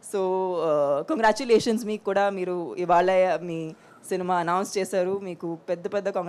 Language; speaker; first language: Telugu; non-native, local second language; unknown